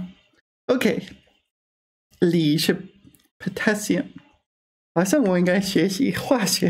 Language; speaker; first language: Chinese; non-native, learner; English